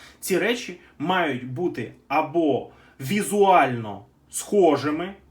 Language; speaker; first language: Ukrainian; native; Ukrainian